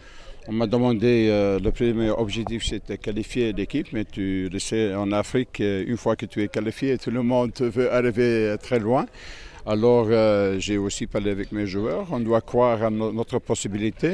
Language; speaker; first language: French; non-native, fluent; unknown